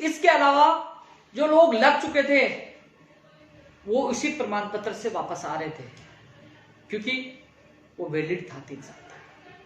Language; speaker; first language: Hindi; native; Hindi